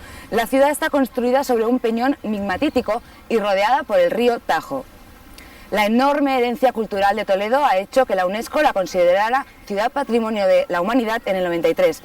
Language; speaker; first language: Spanish; native; Spanish